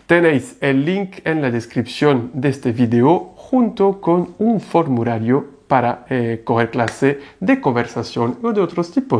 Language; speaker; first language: Spanish; non-native, fluent; French